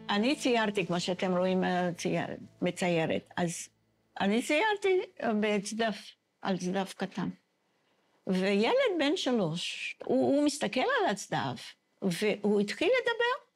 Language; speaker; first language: Hebrew; non-native, fluent; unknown